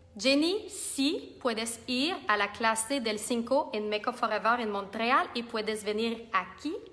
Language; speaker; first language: Spanish; non-native, learner; French